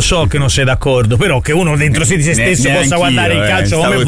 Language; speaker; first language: Italian; native; Italian